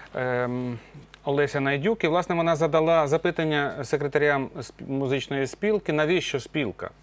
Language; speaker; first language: Ukrainian; native; Ukrainian